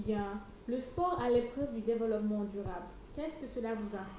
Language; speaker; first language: French; non-native, local second language; Wolof